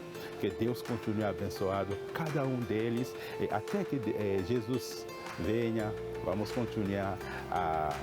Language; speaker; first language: Portuguese; non-native, fluent; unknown